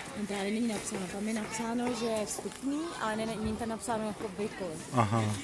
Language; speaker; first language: Czech; native; Czech